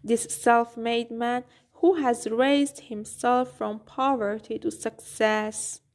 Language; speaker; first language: English; non-native, fluent; Persian